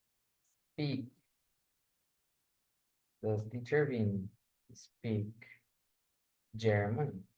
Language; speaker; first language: English; non-native, fluent; Portuguese